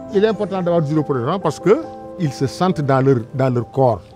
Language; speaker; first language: French; non-native, local second language; Wolof